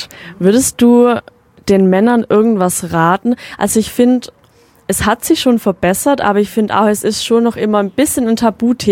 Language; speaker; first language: German; native; German